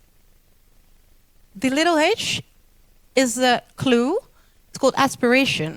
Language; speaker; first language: English; non-native, fluent; Dutch